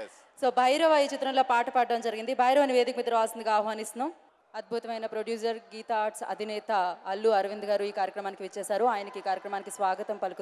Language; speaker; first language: Telugu; native; Telugu